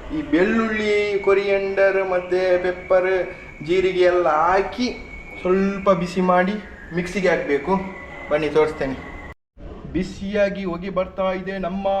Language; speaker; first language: Kannada; non-native, local second language; Tulu